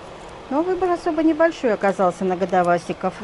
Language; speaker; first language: Russian; native; Russian